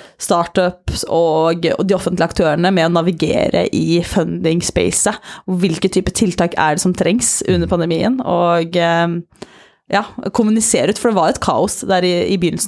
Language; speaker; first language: Norwegian; native; Norwegian